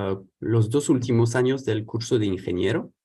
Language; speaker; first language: Spanish; non-native, fluent; French